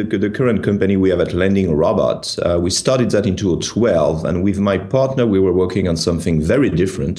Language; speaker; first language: English; non-native, fluent; French